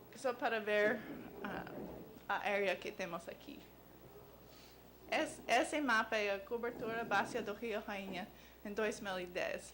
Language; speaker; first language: Portuguese; non-native, learner; English